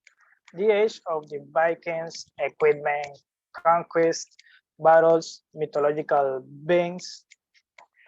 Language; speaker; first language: English; non-native, learner; Spanish